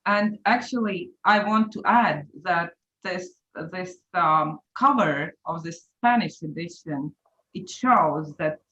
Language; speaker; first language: English; non-native, fluent; Latvian